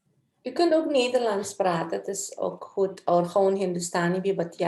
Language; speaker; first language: Dutch; non-native, local second language; Caribbean Hindustani